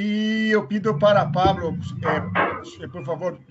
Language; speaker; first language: Spanish; non-native, learner; Portuguese